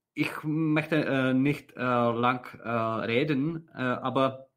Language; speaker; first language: German; non-native, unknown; Czech